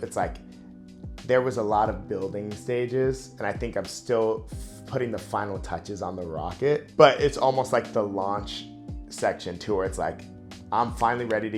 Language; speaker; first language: English; native; English